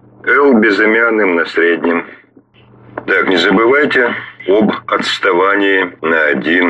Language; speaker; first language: Russian; native; Russian